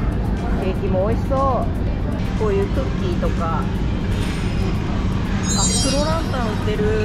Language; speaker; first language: Japanese; native; Japanese